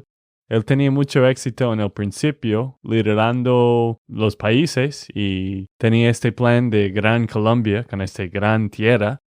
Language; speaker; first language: Spanish; non-native, fluent; English